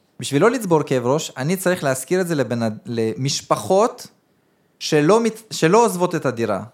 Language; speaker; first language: Hebrew; early bilingual, other home language; Russian